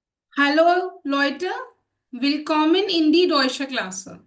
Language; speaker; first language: German; non-native, fluent; Hindi